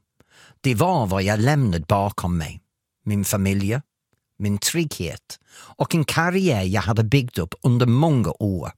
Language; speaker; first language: Swedish; non-native, fluent; English